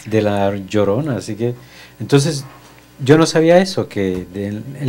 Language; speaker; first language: Spanish; native; Spanish